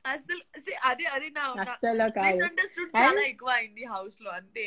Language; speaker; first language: Telugu; non-native, learner; Gujarati